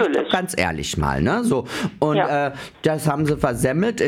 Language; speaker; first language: German; native; German